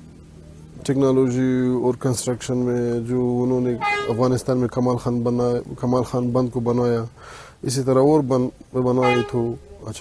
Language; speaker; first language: Hindi; non-native, fluent; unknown